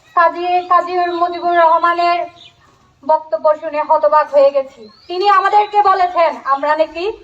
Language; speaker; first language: Bangla; non-native, local second language; Chakma